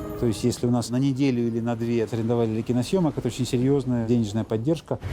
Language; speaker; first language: Russian; native; Russian